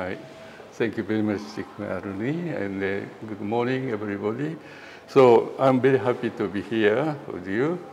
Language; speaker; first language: English; non-native, learner; Japanese